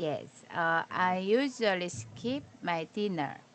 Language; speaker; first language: English; non-native, learner; Korean